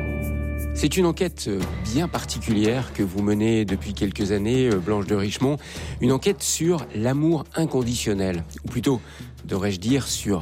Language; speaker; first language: French; native; French